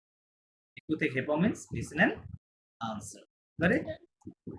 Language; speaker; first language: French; non-native, fluent; Bangla